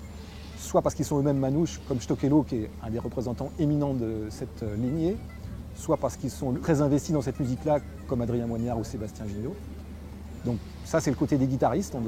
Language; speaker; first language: French; native; French